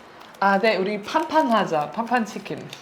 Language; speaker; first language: Korean; non-native, learner; German